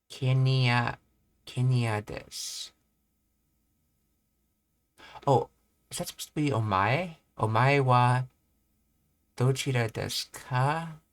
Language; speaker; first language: Japanese; non-native, learner; English